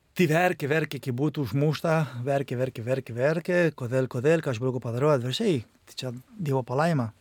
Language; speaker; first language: Lithuanian; non-native, fluent; Spanish